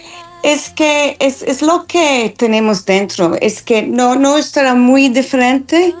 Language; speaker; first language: Spanish; non-native, fluent; English